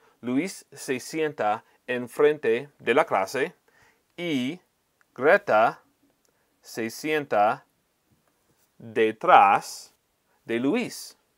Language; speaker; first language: Spanish; non-native, fluent; English